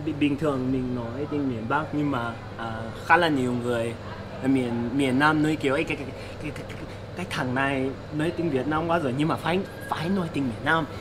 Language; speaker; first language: Vietnamese; non-native, learner; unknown